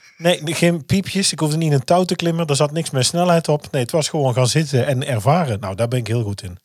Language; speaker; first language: Dutch; native; Dutch